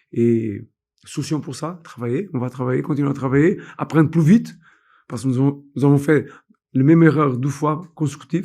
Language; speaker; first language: French; non-native, fluent; Portuguese